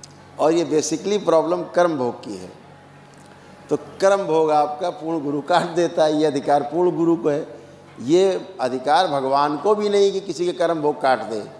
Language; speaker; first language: Hindi; native; Hindi